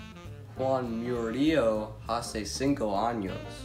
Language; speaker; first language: Spanish; non-native, learner; English